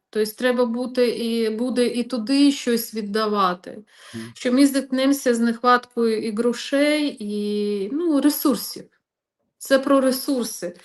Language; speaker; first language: Ukrainian; non-native, local second language; Russian